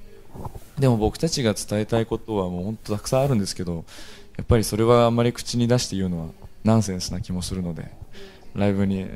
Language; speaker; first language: Japanese; native; Japanese